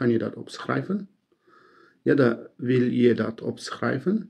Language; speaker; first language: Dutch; non-native, learner; Turkish